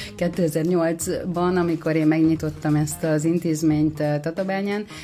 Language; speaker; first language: Hungarian; native; Hungarian